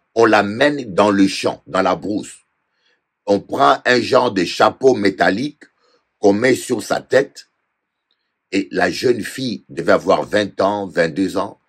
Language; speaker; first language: French; non-native, local second language; Lingala